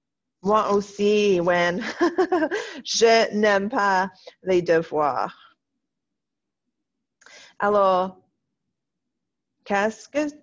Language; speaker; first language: French; non-native, fluent; English